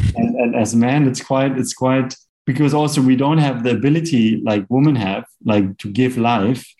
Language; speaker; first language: English; non-native, fluent; German